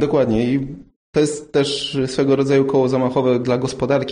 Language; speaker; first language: Polish; native; Polish